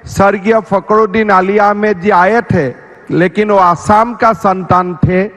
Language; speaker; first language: Hindi; non-native, local second language; Assamese